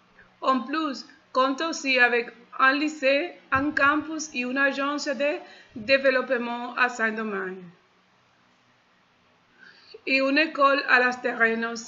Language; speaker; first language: French; non-native, fluent; Spanish